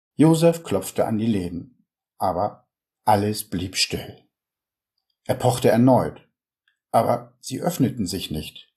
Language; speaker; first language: German; native; German